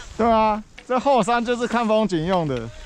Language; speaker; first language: Chinese; native; Chinese